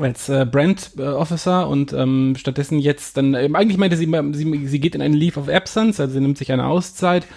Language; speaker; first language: German; native; German